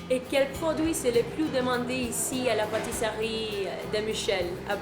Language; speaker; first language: French; non-native, fluent; Spanish